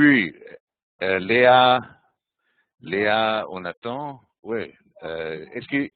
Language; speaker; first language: French; non-native, fluent; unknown